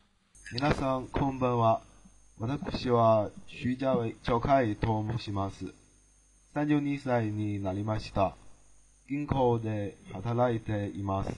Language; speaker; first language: Japanese; non-native, learner; Chinese